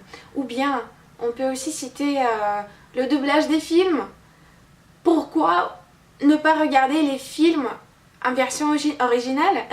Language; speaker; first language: French; non-native, fluent; Russian